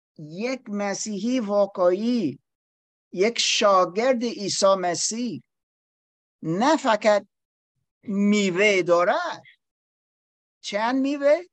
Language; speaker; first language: Persian; non-native, learner; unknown